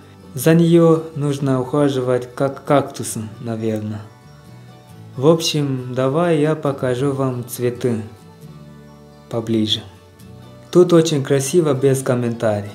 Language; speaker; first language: Russian; non-native, learner; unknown